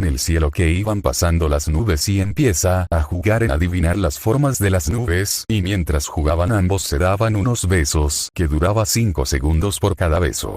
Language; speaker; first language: Spanish; native; Spanish